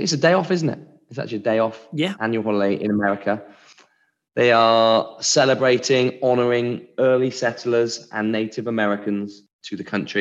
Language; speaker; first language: English; native; English